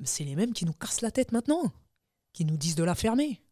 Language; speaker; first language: French; native; French